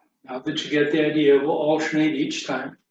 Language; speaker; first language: English; native; English